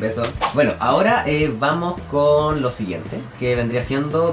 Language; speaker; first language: Spanish; native; Spanish